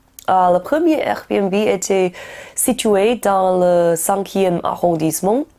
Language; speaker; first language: French; non-native, learner; Chinese